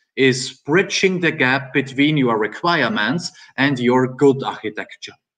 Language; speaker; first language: English; non-native, fluent; German